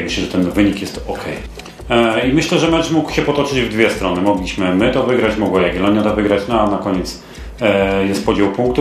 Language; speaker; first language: Polish; non-native, fluent; Swedish